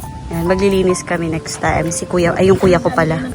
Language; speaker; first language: Filipino; native; Filipino